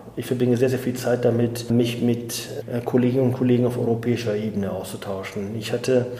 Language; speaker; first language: German; native; German